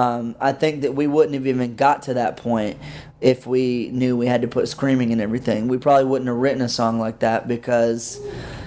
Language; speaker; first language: English; native; English